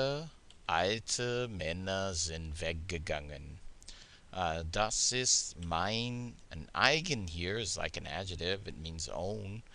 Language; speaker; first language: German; non-native, fluent; English